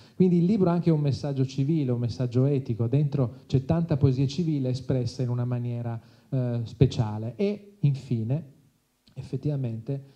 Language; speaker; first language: Italian; native; Italian